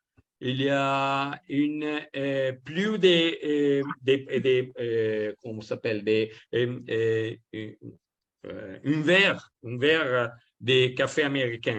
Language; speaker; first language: French; non-native, learner; Italian